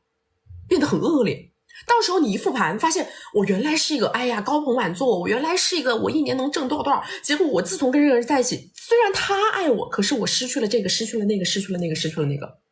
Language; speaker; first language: Chinese; native; Chinese